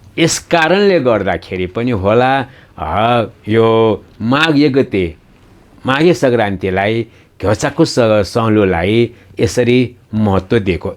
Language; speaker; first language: Nepali; non-native, local second language; Newari